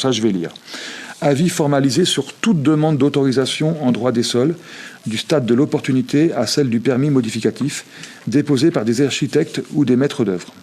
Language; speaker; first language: French; native; French